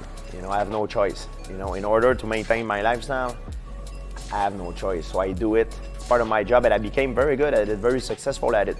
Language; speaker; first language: English; non-native, local second language; French